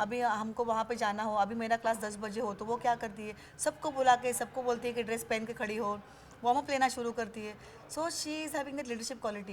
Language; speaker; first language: Hindi; non-native, local second language; Marathi